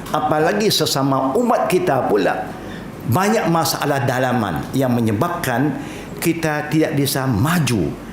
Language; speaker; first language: Malay; non-native, local second language; Chinese